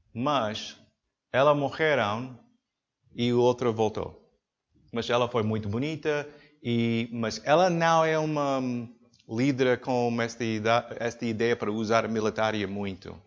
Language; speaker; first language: Portuguese; non-native, learner; English